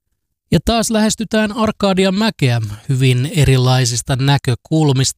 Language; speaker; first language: Finnish; native; Finnish